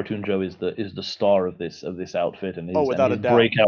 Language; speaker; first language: English; native; English